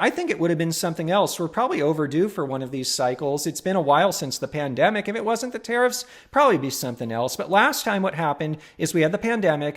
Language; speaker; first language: English; native; English